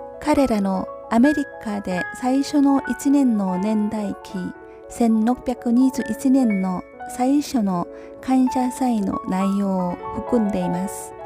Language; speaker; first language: Japanese; non-native, learner; Korean